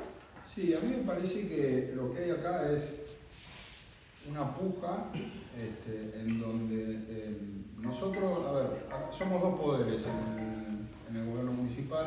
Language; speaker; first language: Spanish; native; Spanish